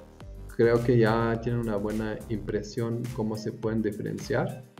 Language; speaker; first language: Spanish; non-native, fluent; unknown